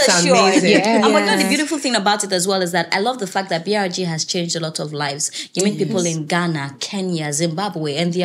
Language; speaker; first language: English; native; English